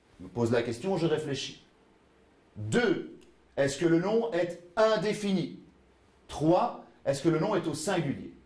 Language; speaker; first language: French; native; French